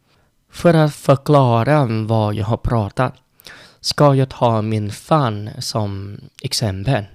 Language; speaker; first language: Swedish; non-native, learner; Vietnamese